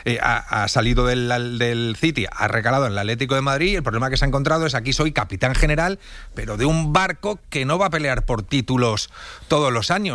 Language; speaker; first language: Spanish; native; Spanish